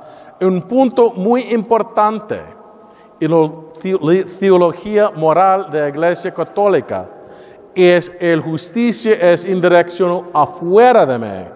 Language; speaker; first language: Spanish; non-native, learner; English